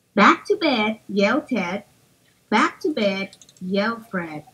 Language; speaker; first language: English; non-native, fluent; Thai